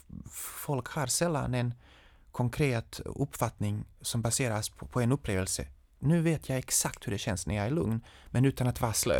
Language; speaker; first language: Swedish; non-native, fluent; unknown